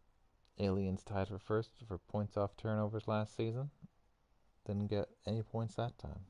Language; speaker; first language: English; native; English